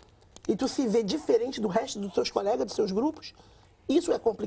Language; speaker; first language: Portuguese; native; Portuguese